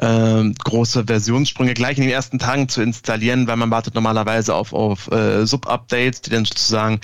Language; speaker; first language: German; native; German